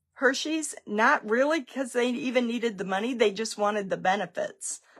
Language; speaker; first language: English; native; English